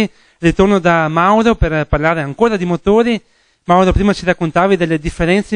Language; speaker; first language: Italian; native; Italian